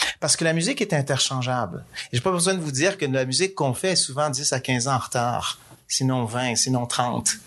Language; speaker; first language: French; native; French